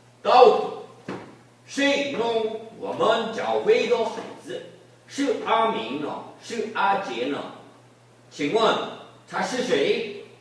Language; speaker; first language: Chinese; non-native, learner; Korean